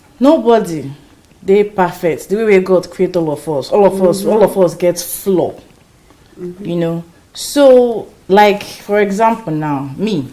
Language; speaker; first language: Nigerian Pidgin; native; Nigerian Pidgin